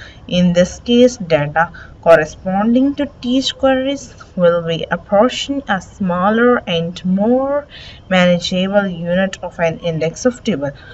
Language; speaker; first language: English; non-native, local second language; Urdu